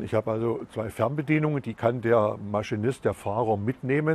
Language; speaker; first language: German; native; German